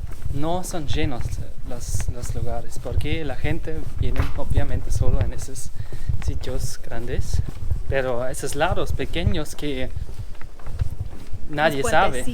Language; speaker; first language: Spanish; non-native, fluent; German